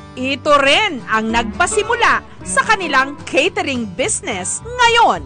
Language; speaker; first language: Filipino; native; Filipino